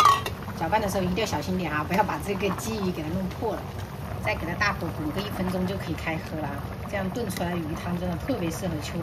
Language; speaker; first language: Chinese; native; Chinese